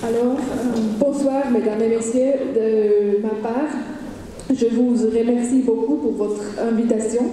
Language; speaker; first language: French; non-native, fluent; German